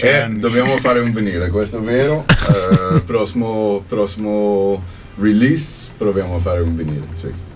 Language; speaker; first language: Italian; non-native, fluent; English